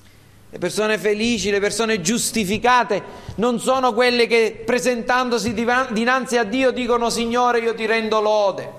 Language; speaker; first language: Italian; native; Italian